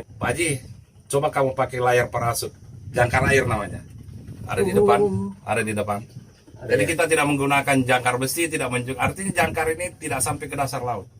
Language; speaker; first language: Indonesian; non-native, local second language; Buginese